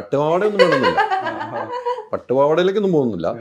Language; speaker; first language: Malayalam; native; Malayalam